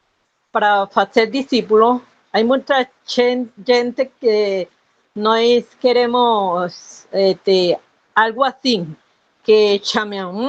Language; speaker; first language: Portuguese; non-native, fluent; Spanish